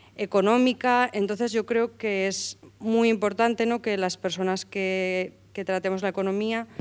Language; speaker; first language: Spanish; native; Spanish